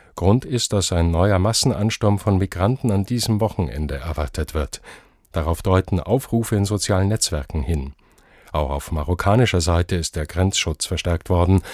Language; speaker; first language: German; native; German